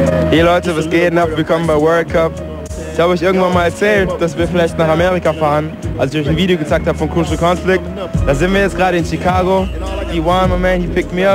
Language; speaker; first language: German; native; German